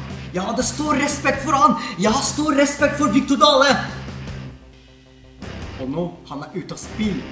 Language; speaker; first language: Norwegian; non-native, fluent; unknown